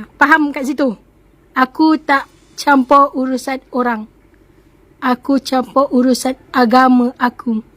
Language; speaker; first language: Malay; native; Malay